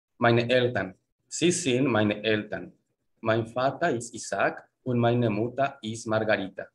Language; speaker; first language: German; non-native, learner; Spanish